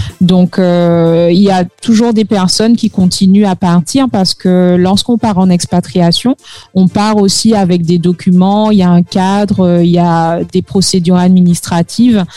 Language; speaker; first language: French; native; French